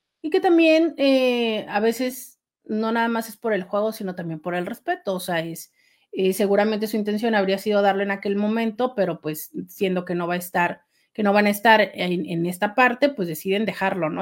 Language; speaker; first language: Spanish; native; Spanish